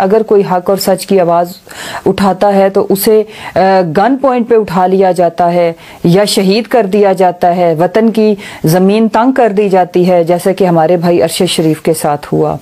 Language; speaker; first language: Urdu; non-native, local second language; Punjabi